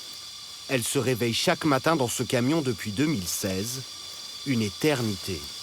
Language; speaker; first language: French; native; French